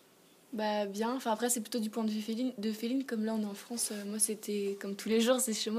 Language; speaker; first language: French; native; French